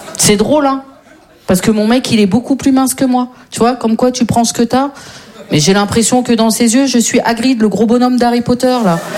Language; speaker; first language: French; native; French